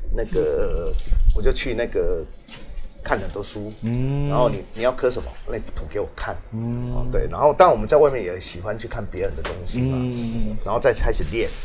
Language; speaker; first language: Chinese; native; Chinese